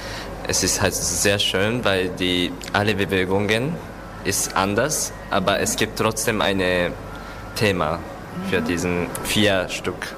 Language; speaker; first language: German; non-native, learner; Japanese